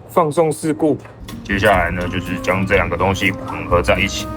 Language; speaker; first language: Chinese; native; Chinese